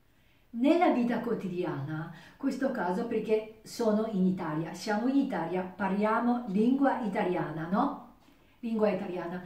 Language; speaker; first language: Italian; non-native, learner; Japanese